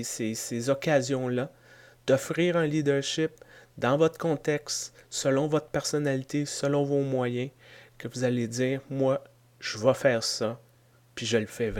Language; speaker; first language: French; native; French